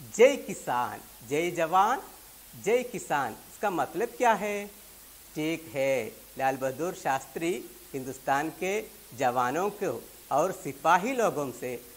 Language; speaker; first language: Urdu; non-native, local second language; Malayalam